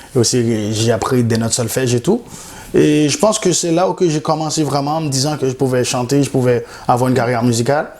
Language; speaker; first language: French; non-native, local second language; Haitian Creole